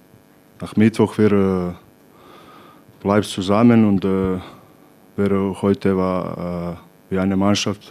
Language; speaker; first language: German; non-native, learner; Croatian